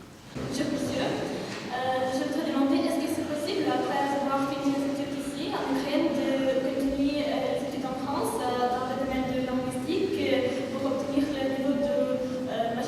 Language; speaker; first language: French; non-native, fluent; Ukrainian